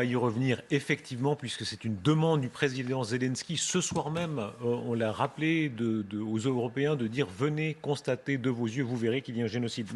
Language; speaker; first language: French; native; French